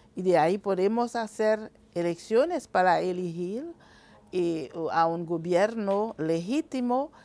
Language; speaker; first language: Spanish; non-native, fluent; Haitian Creole